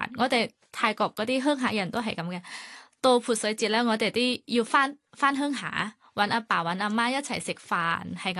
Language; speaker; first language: Cantonese; non-native, fluent; Thai